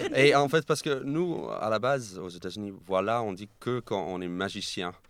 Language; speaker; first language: French; non-native, fluent; English